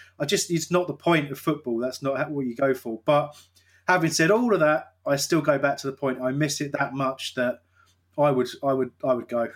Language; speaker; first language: English; native; English